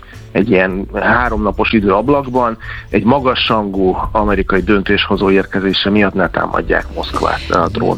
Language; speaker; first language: Hungarian; native; Hungarian